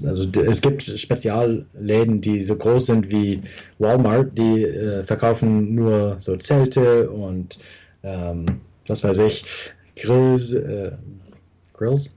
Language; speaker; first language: German; early bilingual, heritage; English